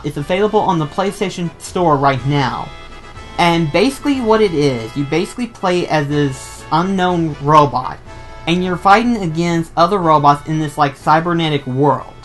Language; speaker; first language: English; native; English